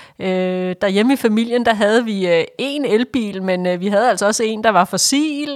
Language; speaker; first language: Danish; native; Danish